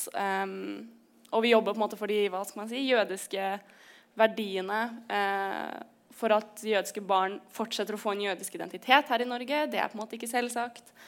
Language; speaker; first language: Norwegian; native; Norwegian